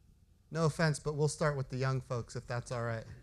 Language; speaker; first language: English; native; English